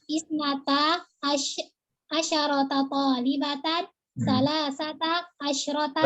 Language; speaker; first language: Arabic; non-native, learner; Indonesian